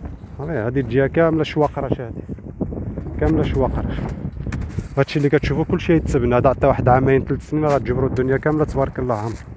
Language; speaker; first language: Arabic; native; Arabic